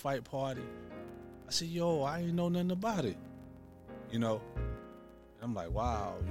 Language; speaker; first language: English; native; English